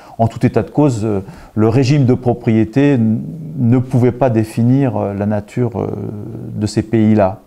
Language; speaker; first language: French; native; French